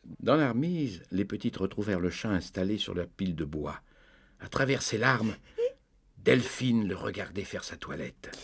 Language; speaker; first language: French; native; French